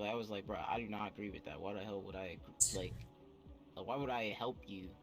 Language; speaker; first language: English; native; English